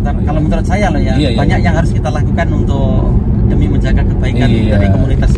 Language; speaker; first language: Indonesian; native; Indonesian